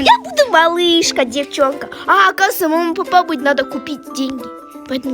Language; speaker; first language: Russian; non-native, local second language; Kazakh